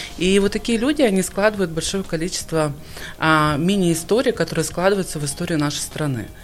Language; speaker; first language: Russian; native; Russian